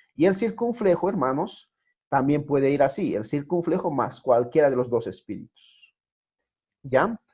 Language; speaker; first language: Spanish; native; Spanish